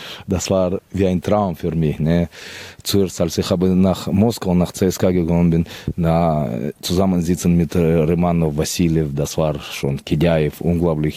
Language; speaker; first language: German; non-native, fluent; Russian